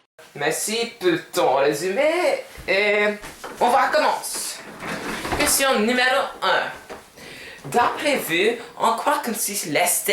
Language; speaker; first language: French; non-native, learner; English